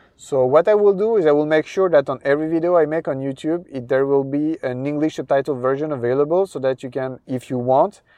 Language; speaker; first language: English; non-native, fluent; French